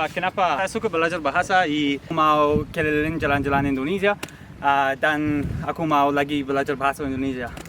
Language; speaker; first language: Indonesian; non-native, learner; English